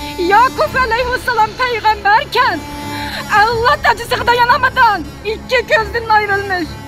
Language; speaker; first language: Turkish; non-native, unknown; Uyghur